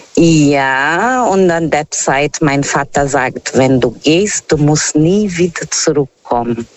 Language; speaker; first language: German; non-native, learner; Portuguese